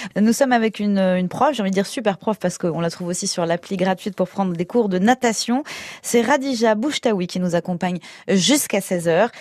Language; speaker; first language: French; native; French